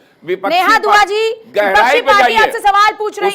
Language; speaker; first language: Hindi; native; Hindi